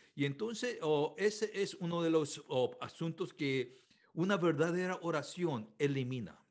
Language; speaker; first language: Spanish; non-native, fluent; Korean